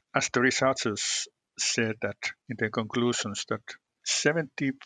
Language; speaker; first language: English; non-native, fluent; Finnish